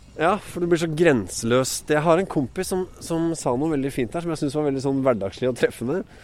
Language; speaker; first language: Norwegian; native; Norwegian